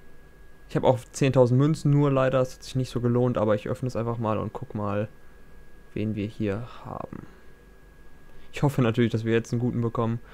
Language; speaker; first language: German; native; German